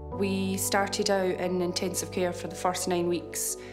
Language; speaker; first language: English; native; English